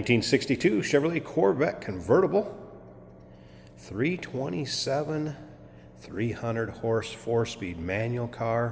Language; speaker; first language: English; native; English